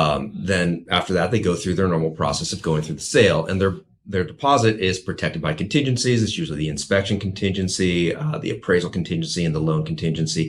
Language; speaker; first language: English; native; English